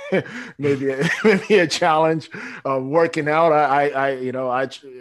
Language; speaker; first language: English; native; English